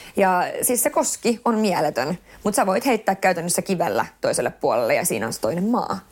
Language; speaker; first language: Finnish; early bilingual, heritage; Finnish